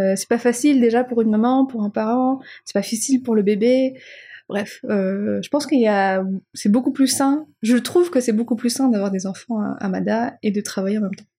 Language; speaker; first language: French; non-native, local second language; Malagasy